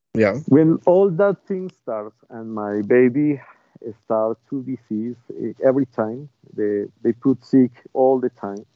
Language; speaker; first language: English; non-native, learner; Spanish